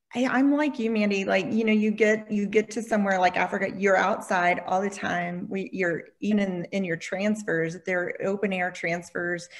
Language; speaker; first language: English; native; English